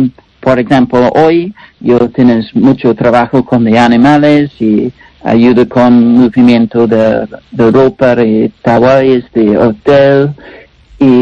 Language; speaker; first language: Spanish; non-native, learner; English